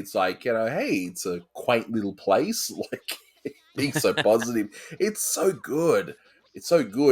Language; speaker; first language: English; native; English